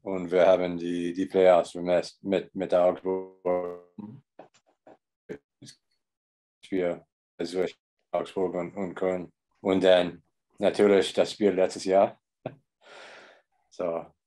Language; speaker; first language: German; non-native, learner; English